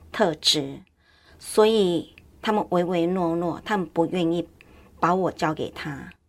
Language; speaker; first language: Chinese; native; Chinese